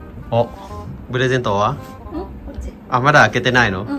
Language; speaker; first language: Japanese; non-native, fluent; Vietnamese